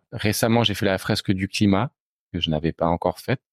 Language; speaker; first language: French; native; French